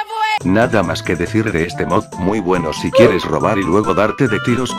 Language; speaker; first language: Spanish; native; Spanish